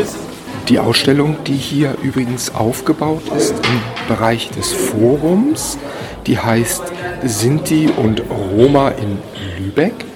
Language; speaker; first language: German; native; German